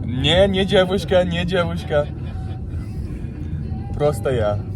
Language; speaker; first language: Russian; non-native, learner; English